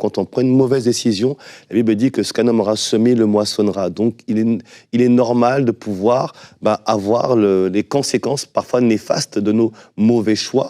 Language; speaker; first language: French; native; French